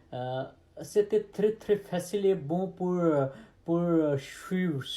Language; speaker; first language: French; non-native, learner; Nepali